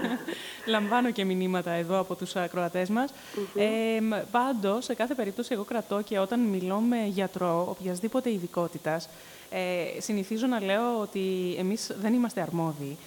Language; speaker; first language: Greek; native; Greek